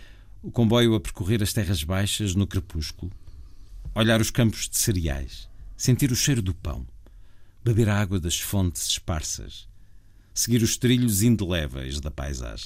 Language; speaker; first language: Portuguese; native; Portuguese